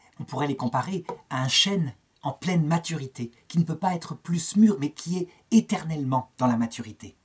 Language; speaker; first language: French; native; French